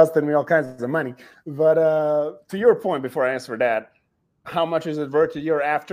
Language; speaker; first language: English; non-native, fluent; Serbian